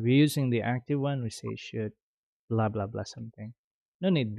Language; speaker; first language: English; non-native, fluent; Indonesian